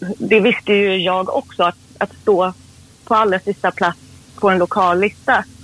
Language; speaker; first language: Swedish; early bilingual, other home language; Persian